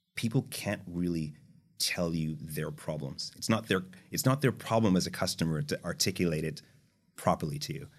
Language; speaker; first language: English; native; English